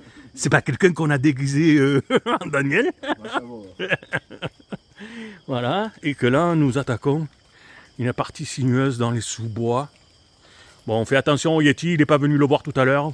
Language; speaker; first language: French; native; French